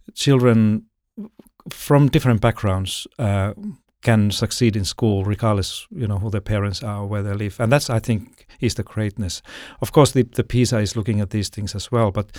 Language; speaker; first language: English; non-native, fluent; Finnish